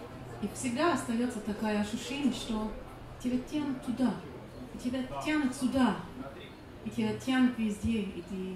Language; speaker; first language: Russian; non-native, learner; German